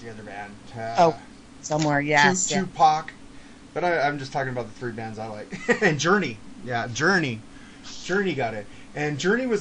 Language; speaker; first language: English; native; English